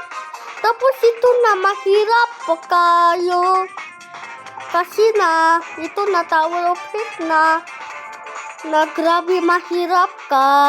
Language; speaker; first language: Filipino; non-native, learner; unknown